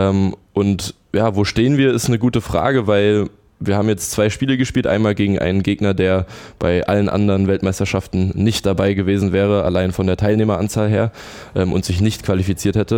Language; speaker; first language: German; native; German